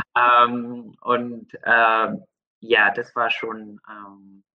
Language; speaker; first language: German; non-native, fluent; Arabic